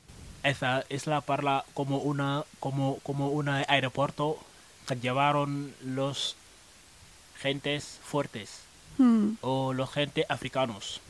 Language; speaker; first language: Spanish; non-native, learner; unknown